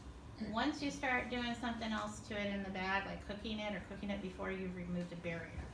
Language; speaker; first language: English; native; English